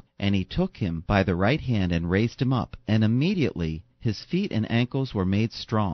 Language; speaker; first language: English; native; English